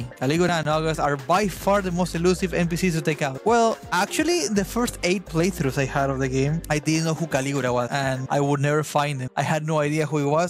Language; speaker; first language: English; non-native, fluent; Spanish